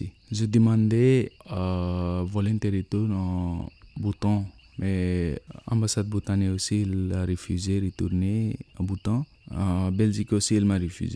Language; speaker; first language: French; non-native, learner; Nepali